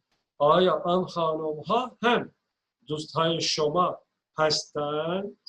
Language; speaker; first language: Persian; non-native, fluent; Turkish